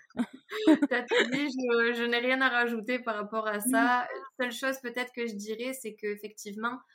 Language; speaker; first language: French; native; French